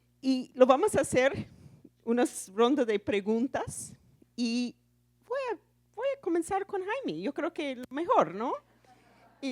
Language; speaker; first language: Spanish; non-native, fluent; English